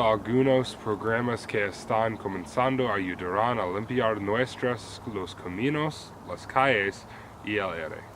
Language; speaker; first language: Spanish; non-native, learner; English